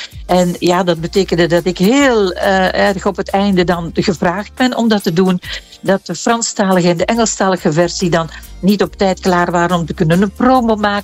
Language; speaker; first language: Dutch; native; Dutch